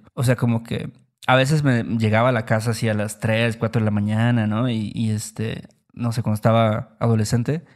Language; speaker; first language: Spanish; native; Spanish